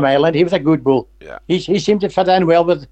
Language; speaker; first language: English; native; English